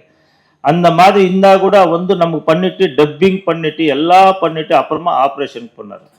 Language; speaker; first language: Tamil; non-native, learner; Kannada